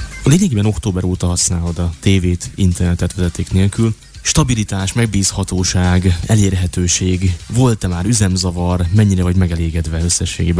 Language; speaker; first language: Hungarian; native; Hungarian